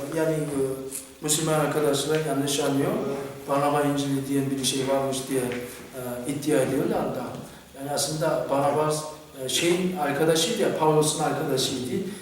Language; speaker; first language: Turkish; non-native, fluent; Korean